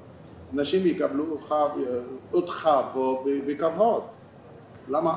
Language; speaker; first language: Hebrew; non-native, local second language; Arabic